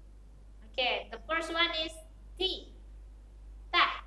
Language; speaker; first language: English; non-native, fluent; Indonesian